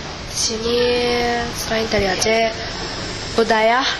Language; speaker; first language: Indonesian; non-native, learner; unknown